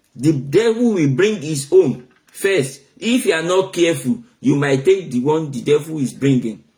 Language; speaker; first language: English; non-native, local second language; Yoruba